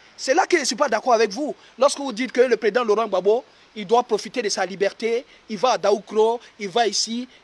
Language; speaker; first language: French; native; French